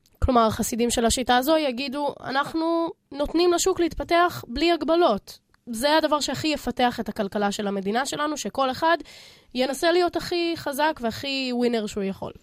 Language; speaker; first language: Hebrew; native; Hebrew